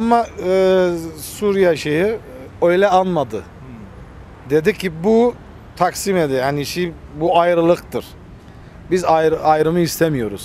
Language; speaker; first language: Turkish; non-native, fluent; Armenian